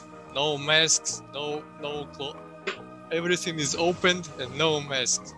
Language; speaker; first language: English; non-native, fluent; Russian